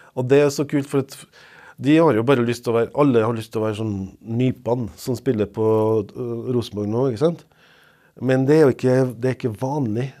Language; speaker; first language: Norwegian; non-native, fluent; Serbian